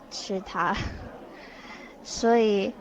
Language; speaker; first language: Chinese; non-native, learner; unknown